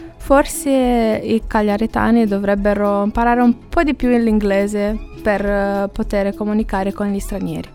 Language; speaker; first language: Italian; non-native, fluent; Romanian